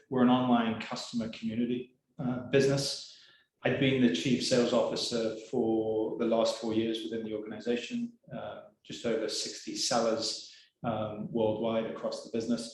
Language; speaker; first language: English; native; English